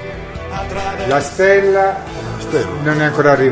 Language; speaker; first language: Italian; native; Italian